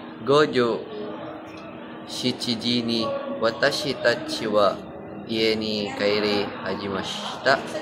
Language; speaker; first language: Japanese; non-native, learner; English